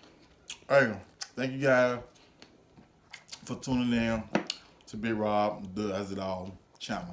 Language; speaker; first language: English; native; English